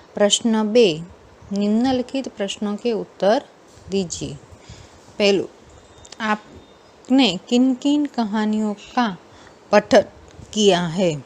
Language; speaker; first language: Hindi; non-native, local second language; Gujarati